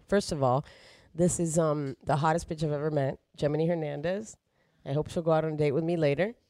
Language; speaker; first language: English; early bilingual, other home language; Spanish